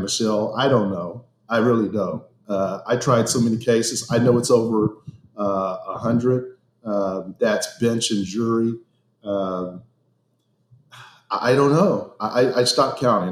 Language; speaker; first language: English; native; English